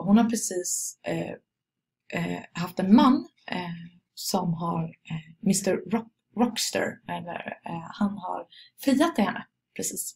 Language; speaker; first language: Swedish; native; Swedish